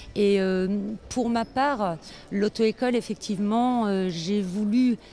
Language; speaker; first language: French; native; French